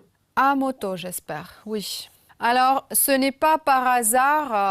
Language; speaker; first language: French; non-native, fluent; Romanian